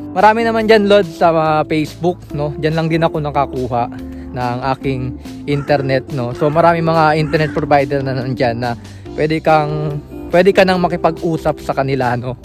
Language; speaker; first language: Filipino; native; Filipino